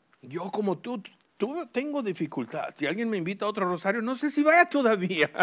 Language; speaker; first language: Spanish; early bilingual, heritage; Spanish